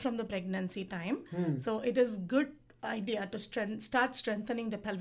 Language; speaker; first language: English; non-native, local second language; Tamil